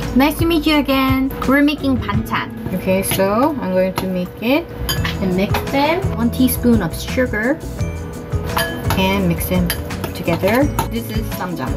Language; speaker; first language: English; non-native, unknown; Korean